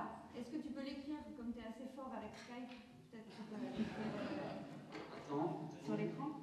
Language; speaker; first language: French; native; French